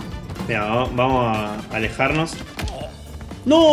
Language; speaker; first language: Spanish; native; Spanish